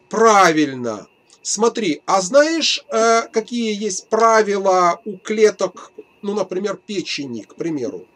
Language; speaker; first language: Russian; native; Russian